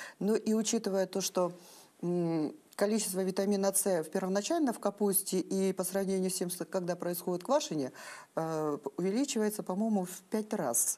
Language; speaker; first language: Russian; native; Russian